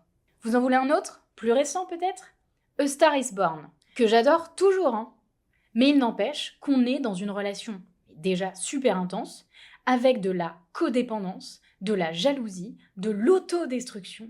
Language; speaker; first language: French; native; French